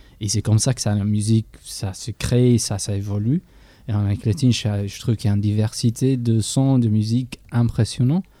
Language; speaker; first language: French; non-native, fluent; English